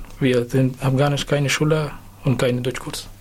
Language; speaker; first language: German; non-native, learner; Persian